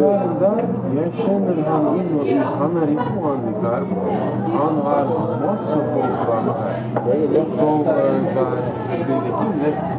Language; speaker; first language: Norwegian; non-native, learner; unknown